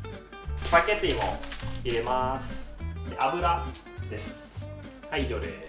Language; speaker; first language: Japanese; non-native, learner; Thai